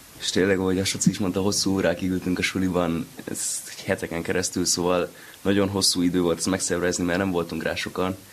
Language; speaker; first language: Hungarian; native; Hungarian